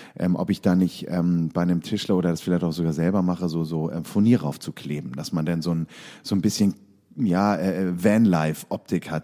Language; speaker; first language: German; native; German